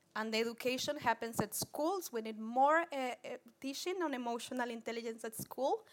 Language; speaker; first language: English; non-native, fluent; Spanish